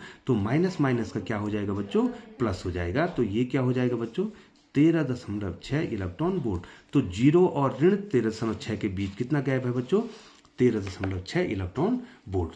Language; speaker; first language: Hindi; native; Hindi